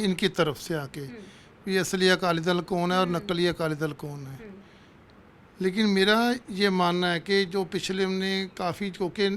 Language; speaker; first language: Hindi; non-native, local second language; Punjabi